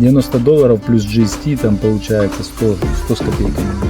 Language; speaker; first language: Russian; native; Russian